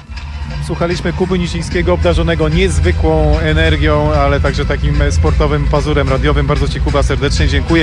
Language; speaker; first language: Polish; native; Polish